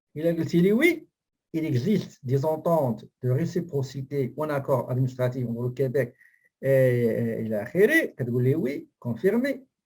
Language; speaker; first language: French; non-native, local second language; Arabic